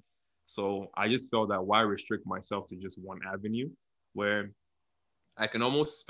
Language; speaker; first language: English; non-native, local second language; Yoruba